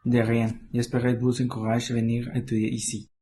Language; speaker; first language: French; non-native, learner; Spanish